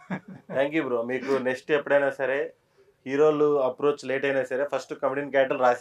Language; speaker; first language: Telugu; native; Telugu